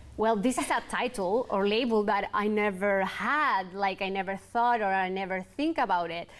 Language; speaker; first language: English; non-native, fluent; Spanish